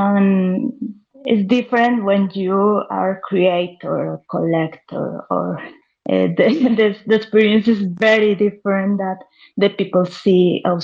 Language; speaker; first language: English; non-native, learner; Spanish